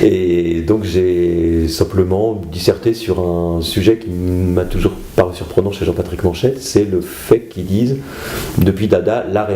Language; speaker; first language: French; native; French